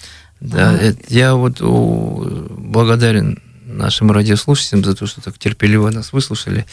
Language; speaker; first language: Russian; native; Russian